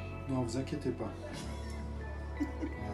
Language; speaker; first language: French; native; French